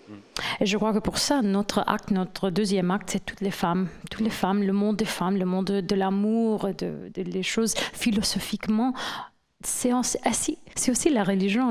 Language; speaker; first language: French; non-native, fluent; English